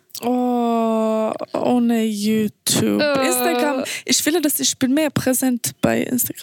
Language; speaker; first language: German; non-native, fluent; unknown